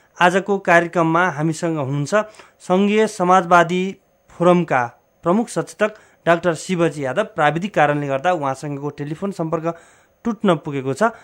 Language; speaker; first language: Nepali; native; Nepali